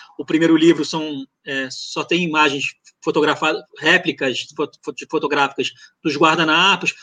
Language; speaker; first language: Portuguese; early bilingual, other home language; French